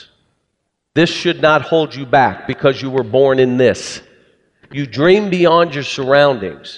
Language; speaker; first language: English; native; English